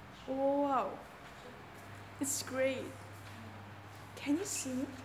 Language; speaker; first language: English; non-native, learner; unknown